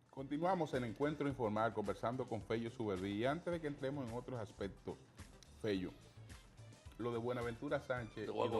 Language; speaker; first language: Spanish; native; Spanish